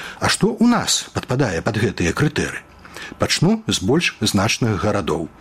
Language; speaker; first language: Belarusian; native; Belarusian